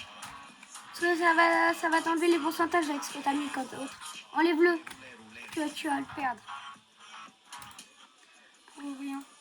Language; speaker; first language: French; native; French